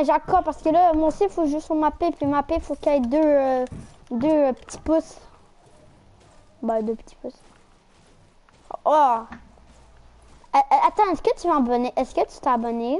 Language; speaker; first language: French; native; French